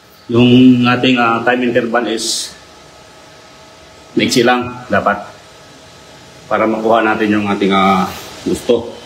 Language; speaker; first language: Filipino; native; Filipino